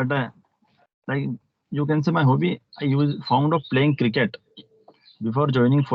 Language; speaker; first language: English; non-native, local second language; Hindi